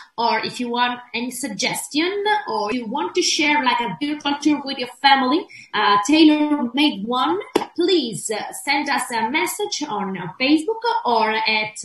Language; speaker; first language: English; non-native, fluent; Italian